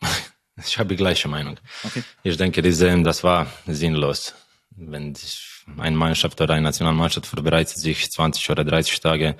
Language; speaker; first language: German; non-native, learner; Croatian